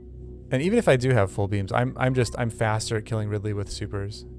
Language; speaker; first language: English; native; English